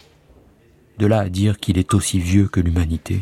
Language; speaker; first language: French; native; French